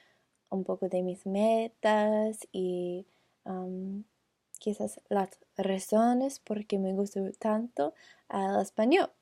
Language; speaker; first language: Spanish; non-native, learner; English